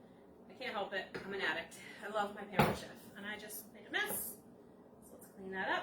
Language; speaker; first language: English; native; English